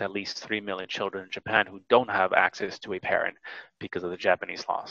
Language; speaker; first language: English; native; English